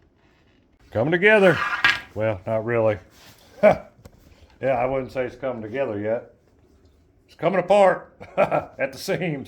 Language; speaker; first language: English; native; English